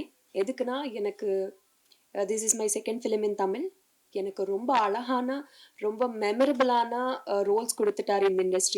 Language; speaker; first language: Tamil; non-native, learner; Telugu